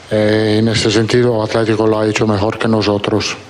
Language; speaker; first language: Spanish; non-native, fluent; Italian